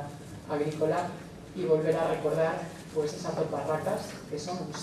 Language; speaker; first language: Spanish; native; Spanish